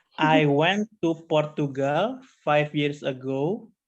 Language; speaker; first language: English; non-native, learner; Indonesian